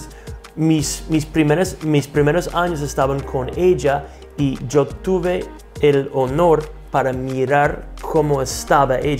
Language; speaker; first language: Spanish; non-native, fluent; English